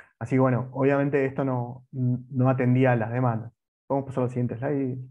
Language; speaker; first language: Spanish; native; Spanish